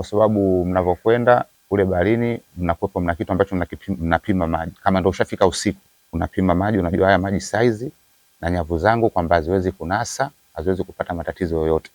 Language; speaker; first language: Swahili; native; Swahili